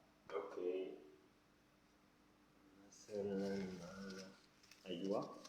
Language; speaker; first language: Arabic; non-native, fluent; Hausa